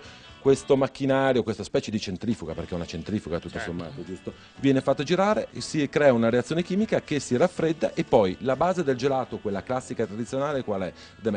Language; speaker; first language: Italian; native; Italian